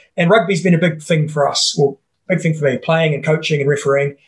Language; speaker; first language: English; native; English